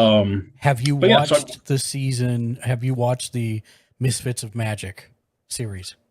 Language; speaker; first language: English; native; English